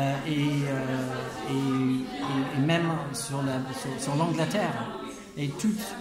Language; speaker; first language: French; non-native, fluent; English